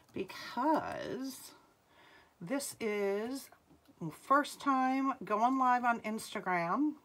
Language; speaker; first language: English; native; English